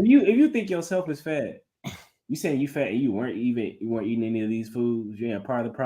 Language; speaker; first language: English; native; English